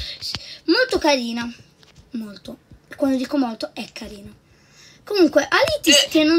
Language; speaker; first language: Italian; native; Italian